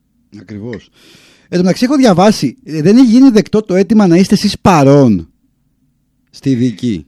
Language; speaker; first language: Greek; native; Greek